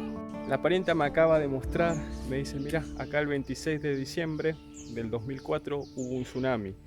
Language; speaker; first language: Spanish; native; Spanish